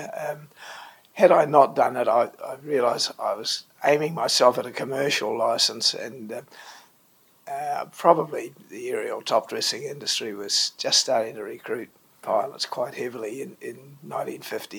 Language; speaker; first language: English; native; English